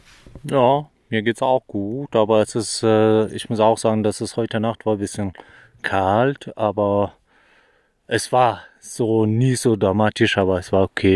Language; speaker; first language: German; non-native, learner; Mongolian